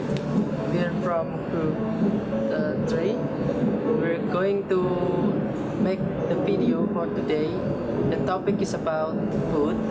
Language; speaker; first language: English; non-native, learner; Indonesian